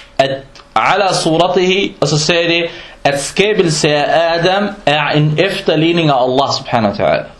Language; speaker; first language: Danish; non-native, fluent; Arabic